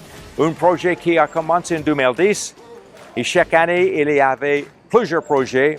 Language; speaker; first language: French; non-native, local second language; Haitian Creole